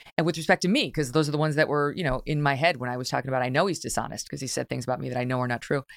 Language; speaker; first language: English; native; English